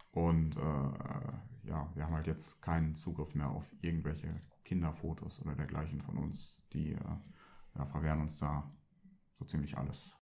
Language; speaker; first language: German; early bilingual, other home language; Turkish